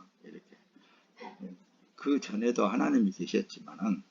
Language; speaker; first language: Korean; native; Korean